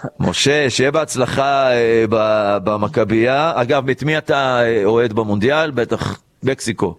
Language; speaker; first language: Hebrew; native; Hebrew